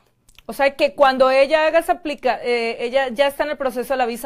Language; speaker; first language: Spanish; native; Spanish